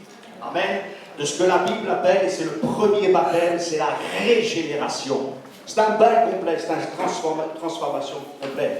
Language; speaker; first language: French; native; French